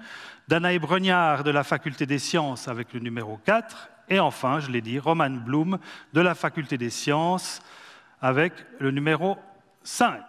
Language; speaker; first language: French; native; French